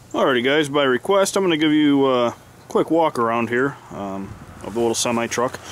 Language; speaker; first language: English; native; English